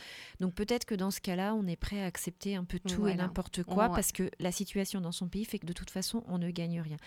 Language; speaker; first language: French; native; French